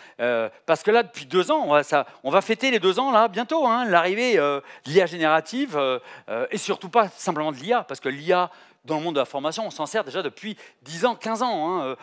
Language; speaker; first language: French; native; French